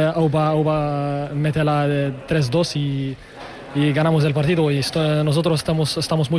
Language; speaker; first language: Spanish; non-native, learner; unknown